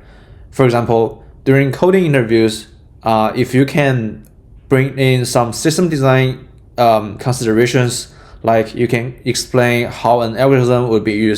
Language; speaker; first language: English; non-native, fluent; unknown